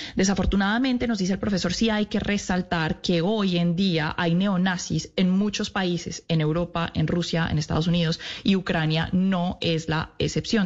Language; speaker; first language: Spanish; native; Spanish